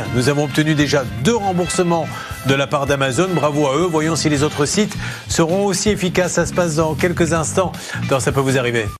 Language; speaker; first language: French; native; French